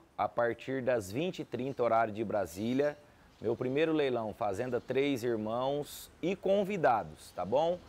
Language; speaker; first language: Portuguese; native; Portuguese